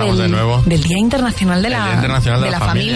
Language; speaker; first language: Spanish; native; Spanish